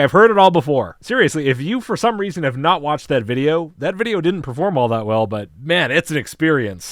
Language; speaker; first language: English; native; English